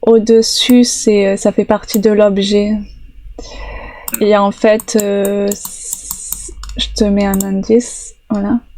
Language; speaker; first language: French; native; French